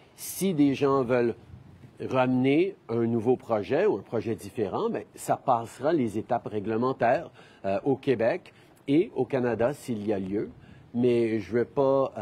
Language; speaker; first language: French; early bilingual, heritage; French